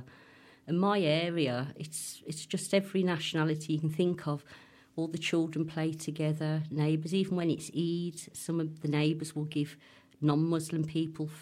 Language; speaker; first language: English; native; English